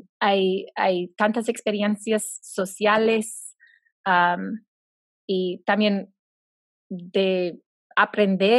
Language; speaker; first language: Spanish; non-native, fluent; English